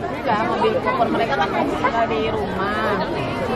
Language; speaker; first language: Indonesian; native; Indonesian